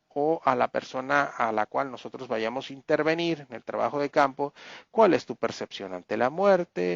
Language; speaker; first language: Spanish; native; Spanish